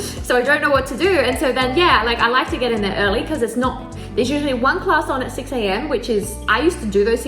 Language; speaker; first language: English; native; English